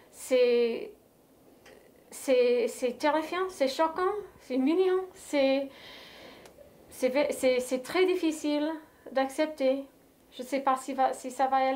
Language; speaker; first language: French; non-native, fluent; English